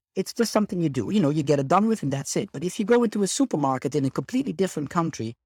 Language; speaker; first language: English; non-native, fluent; Dutch